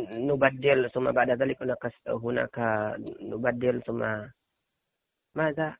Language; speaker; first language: Arabic; non-native, learner; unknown